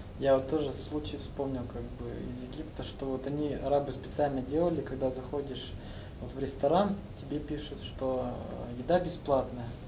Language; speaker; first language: Russian; native; Russian